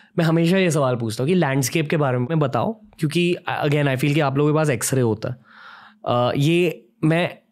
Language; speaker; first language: Hindi; native; Hindi